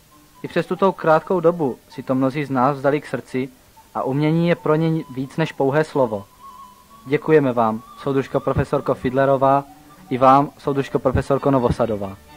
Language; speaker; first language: Czech; native; Czech